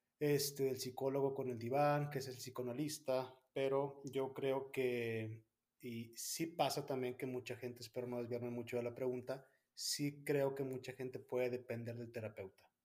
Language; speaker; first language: Spanish; native; Spanish